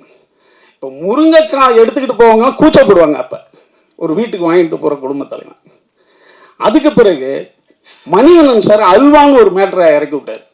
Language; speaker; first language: Tamil; native; Tamil